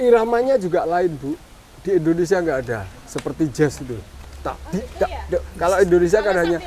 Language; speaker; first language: Indonesian; non-native, local second language; Javanese